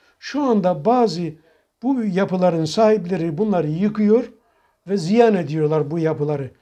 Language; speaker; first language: Turkish; native; Turkish